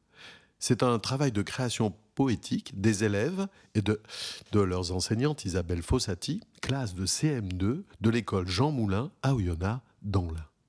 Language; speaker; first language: French; native; French